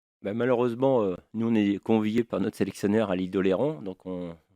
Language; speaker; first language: French; native; French